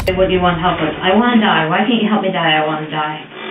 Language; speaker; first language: English; native; English